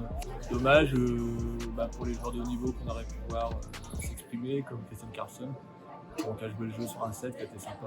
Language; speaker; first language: French; native; French